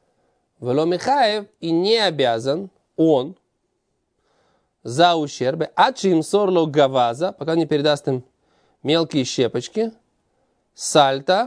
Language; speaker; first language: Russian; native; Russian